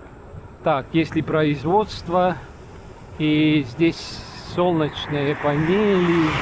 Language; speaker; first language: Russian; non-native, learner; Estonian